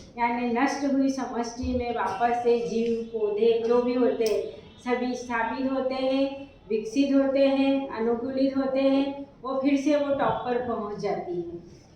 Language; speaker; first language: Hindi; native; Hindi